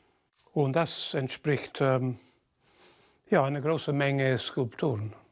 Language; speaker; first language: German; non-native, fluent; English